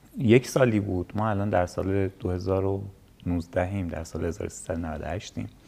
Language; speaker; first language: Persian; native; Persian